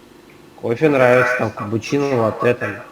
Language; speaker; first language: Russian; native; Russian